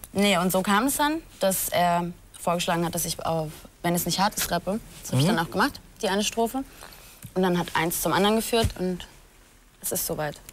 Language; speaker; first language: German; early bilingual, other home language; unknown